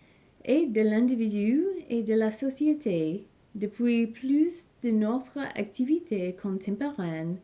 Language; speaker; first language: French; non-native, learner; English